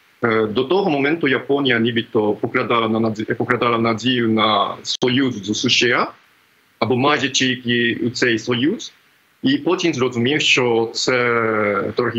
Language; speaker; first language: Ukrainian; non-native, fluent; Japanese